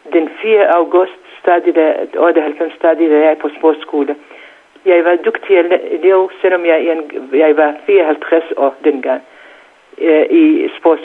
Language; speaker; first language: Danish; non-native, learner; Central Kurdish